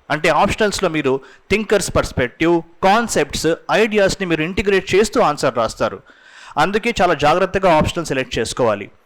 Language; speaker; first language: Telugu; non-native, local second language; Urdu